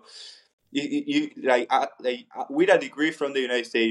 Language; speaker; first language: English; non-native, fluent; Spanish